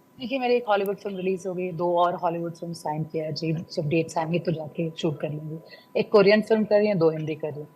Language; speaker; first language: Hindi; non-native, local second language; Bhojpuri